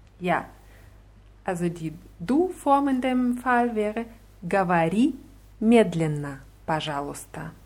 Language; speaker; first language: German; non-native, fluent; Russian